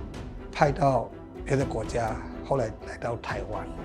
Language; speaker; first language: Chinese; non-native, fluent; Burmese